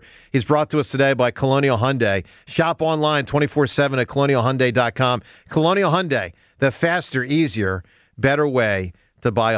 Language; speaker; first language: English; native; English